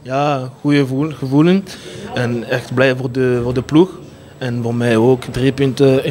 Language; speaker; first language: Dutch; non-native, local second language; French